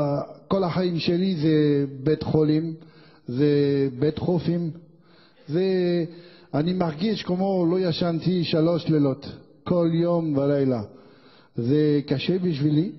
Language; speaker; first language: Hebrew; non-native, learner; French